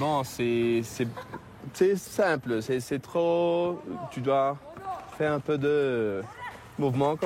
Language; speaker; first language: French; non-native, fluent; Spanish